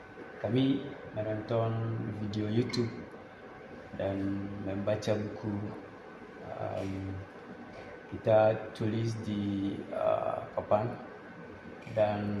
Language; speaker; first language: Indonesian; non-native, learner; English